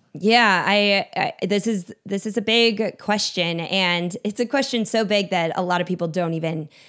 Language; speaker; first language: English; native; English